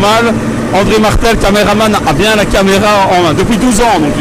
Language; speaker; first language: French; native; French